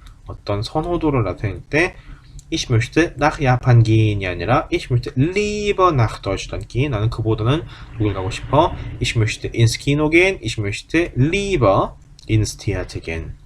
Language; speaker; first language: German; non-native, fluent; Korean